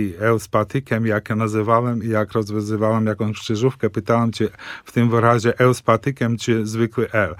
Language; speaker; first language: Polish; early bilingual, heritage; Polish